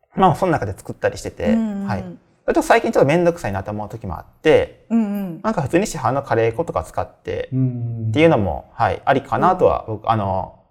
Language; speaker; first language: Japanese; native; Japanese